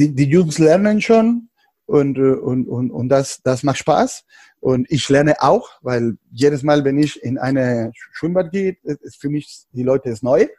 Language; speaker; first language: German; non-native, learner; Spanish